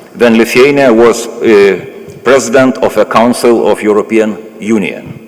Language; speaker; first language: English; non-native, fluent; Lithuanian